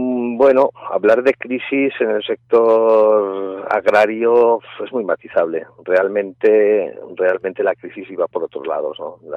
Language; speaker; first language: Spanish; native; Spanish